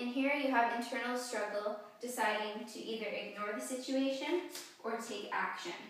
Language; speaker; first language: English; native; English